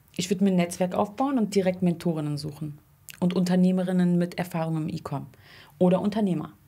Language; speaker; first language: German; early bilingual, other home language; Turkish